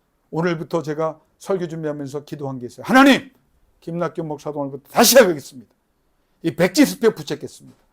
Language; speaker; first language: Korean; native; Korean